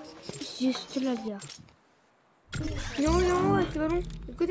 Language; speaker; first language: French; native; French